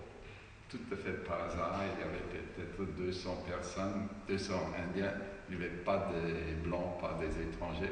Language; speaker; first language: French; non-native, fluent; German